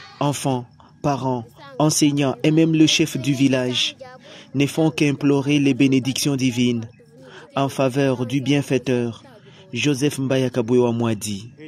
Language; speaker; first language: French; non-native, local second language; Luba-Lulua